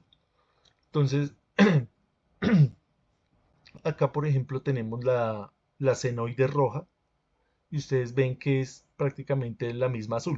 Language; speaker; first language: Spanish; native; Spanish